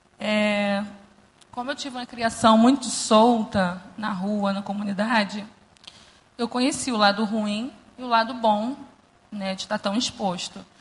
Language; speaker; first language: Portuguese; native; Portuguese